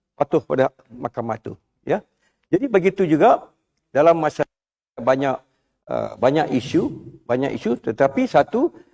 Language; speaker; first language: Malay; non-native, local second language; Tamil